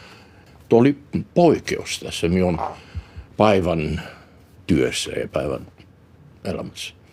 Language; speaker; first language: Finnish; non-native, learner; Bulgarian